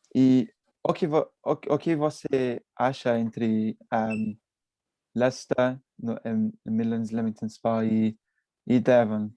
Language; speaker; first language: Portuguese; non-native, learner; English